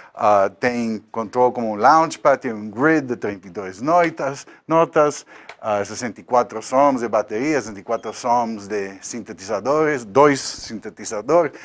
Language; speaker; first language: Portuguese; non-native, learner; Spanish